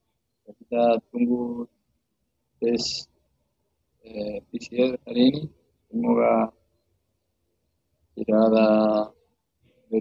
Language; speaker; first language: Indonesian; non-native, fluent; Spanish